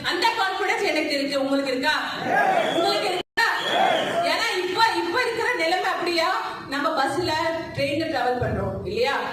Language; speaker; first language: Tamil; non-native, fluent; Hindi